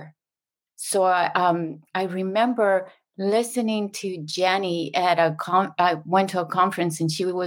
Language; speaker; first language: English; non-native, fluent; Spanish